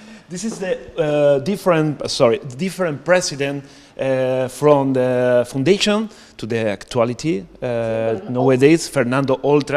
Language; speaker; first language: English; non-native, learner; Spanish